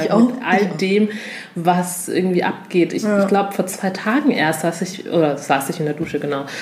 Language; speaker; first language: German; native; German